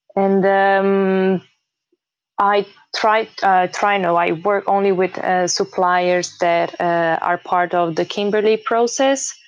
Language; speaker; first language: English; early bilingual, heritage; Portuguese